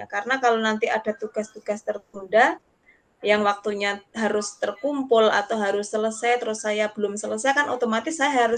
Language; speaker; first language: Indonesian; non-native, local second language; Javanese